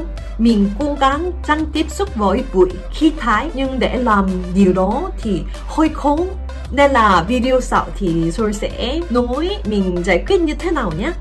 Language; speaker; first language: Vietnamese; non-native, fluent; Korean